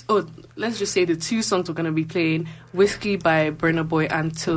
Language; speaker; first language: English; non-native, local second language; Igbo